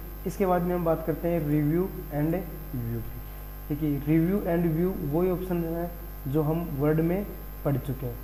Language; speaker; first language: Hindi; native; Hindi